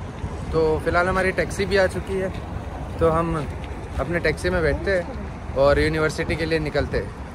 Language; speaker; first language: Hindi; native; Hindi